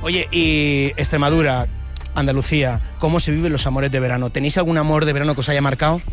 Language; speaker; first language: Spanish; native; Spanish